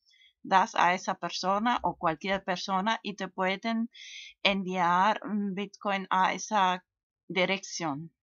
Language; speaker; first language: Spanish; non-native, fluent; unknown